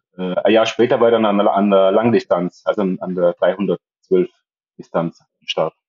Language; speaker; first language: German; native; German